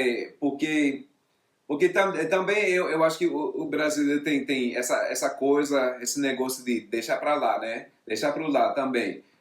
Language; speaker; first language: Portuguese; non-native, fluent; English